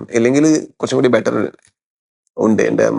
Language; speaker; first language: Malayalam; non-native, learner; Kannada